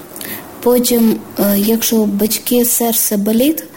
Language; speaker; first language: Ukrainian; non-native, learner; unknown